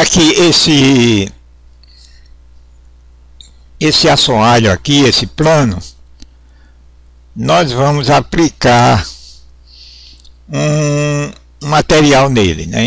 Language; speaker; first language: Portuguese; native; Portuguese